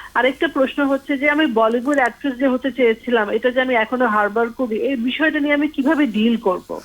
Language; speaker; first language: Bangla; native; Bangla